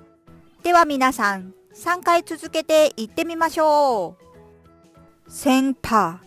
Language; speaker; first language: Japanese; non-native, fluent; Korean